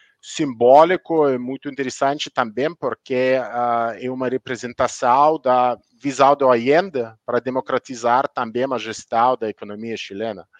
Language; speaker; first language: Portuguese; non-native, learner; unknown